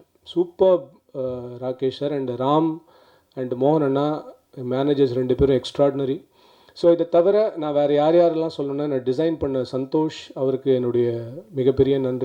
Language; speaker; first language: Tamil; native; Tamil